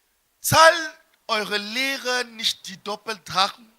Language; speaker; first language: German; non-native, fluent; French